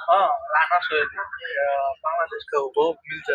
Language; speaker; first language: Hindi; non-native, learner; Bangla